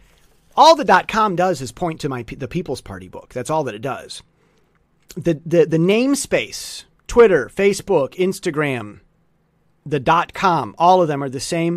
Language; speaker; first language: English; native; English